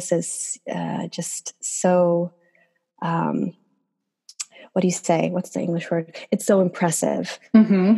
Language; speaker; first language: English; non-native, fluent; Swedish